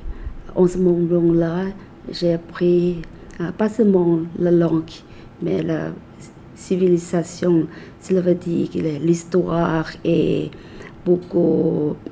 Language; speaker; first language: French; non-native, fluent; Thai